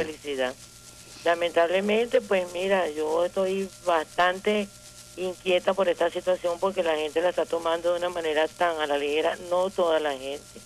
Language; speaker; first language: Spanish; native; Spanish